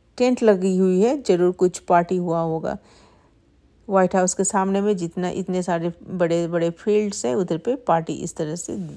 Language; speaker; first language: Hindi; non-native, local second language; Bangla